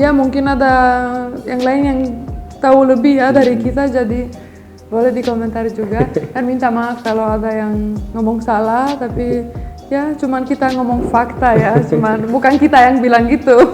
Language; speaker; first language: Indonesian; non-native, fluent; Romanian